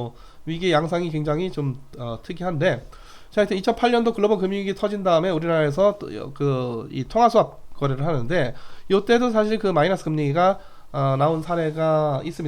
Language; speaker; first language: Korean; native; Korean